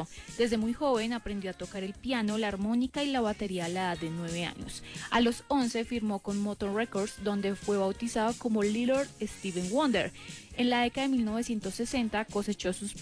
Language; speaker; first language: Spanish; native; Spanish